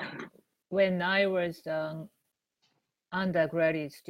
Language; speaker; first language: English; non-native, learner; Japanese